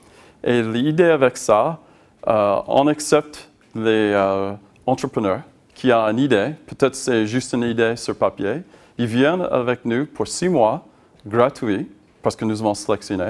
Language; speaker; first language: French; non-native, learner; English